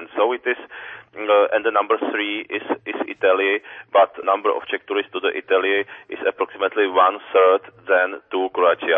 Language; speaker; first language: English; non-native, fluent; Czech